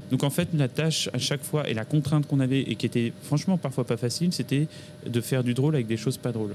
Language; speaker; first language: French; native; French